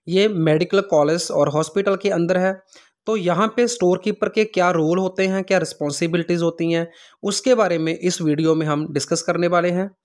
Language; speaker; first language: Hindi; non-native, local second language; Punjabi